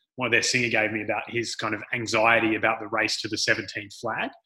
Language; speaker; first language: English; native; English